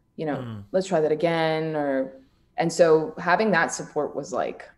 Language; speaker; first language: English; native; English